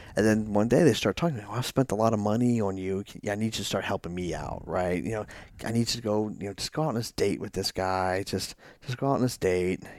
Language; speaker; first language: English; native; English